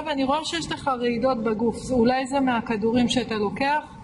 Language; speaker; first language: Hebrew; native; Hebrew